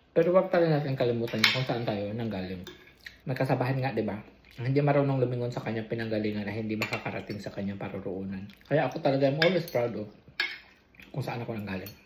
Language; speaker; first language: Filipino; non-native, local second language; Cebuano